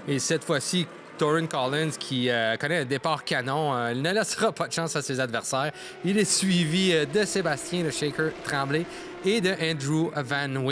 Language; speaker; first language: French; native; French